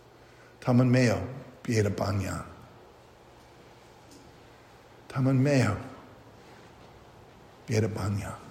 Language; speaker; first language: Chinese; non-native, fluent; English